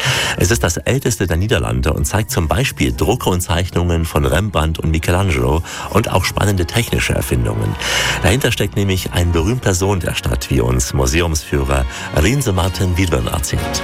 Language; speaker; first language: German; native; German